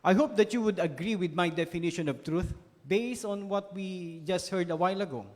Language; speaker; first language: English; non-native, local second language; Filipino